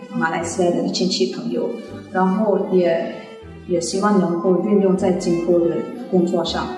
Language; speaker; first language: Chinese; non-native, local second language; Malay